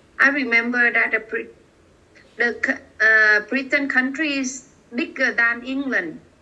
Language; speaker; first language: English; non-native, learner; Vietnamese